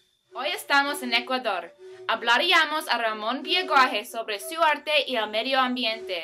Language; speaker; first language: Spanish; non-native, learner; English